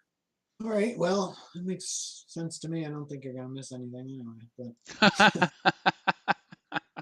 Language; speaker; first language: English; native; English